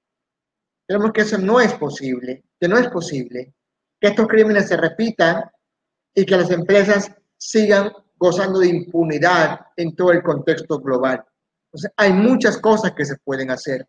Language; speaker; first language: Spanish; native; Spanish